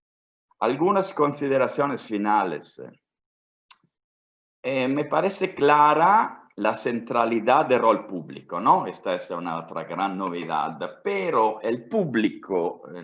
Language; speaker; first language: Spanish; non-native, fluent; Italian